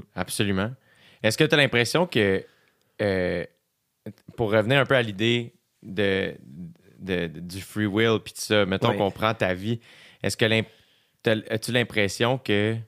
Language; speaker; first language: French; native; French